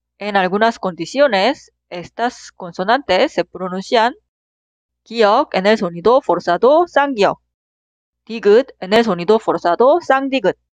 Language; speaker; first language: Spanish; non-native, fluent; Korean